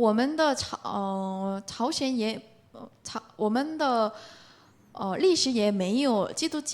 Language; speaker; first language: Chinese; non-native, learner; Korean